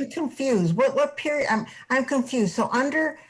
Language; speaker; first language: English; native; English